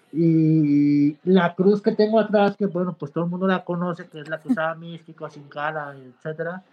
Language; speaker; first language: Spanish; native; Spanish